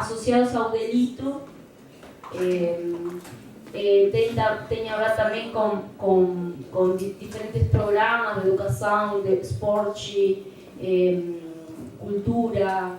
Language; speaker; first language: Portuguese; non-native, fluent; Spanish